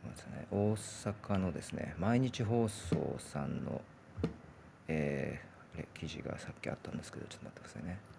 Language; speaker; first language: Japanese; native; Japanese